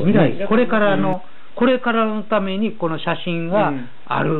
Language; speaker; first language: Japanese; native; Japanese